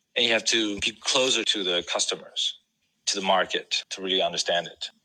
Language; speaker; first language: English; non-native, fluent; Chinese